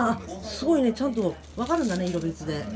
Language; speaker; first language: Japanese; native; Japanese